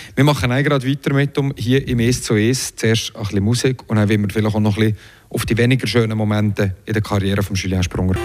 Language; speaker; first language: German; native; German